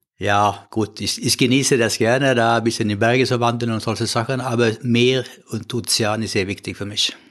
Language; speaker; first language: German; non-native, fluent; Swedish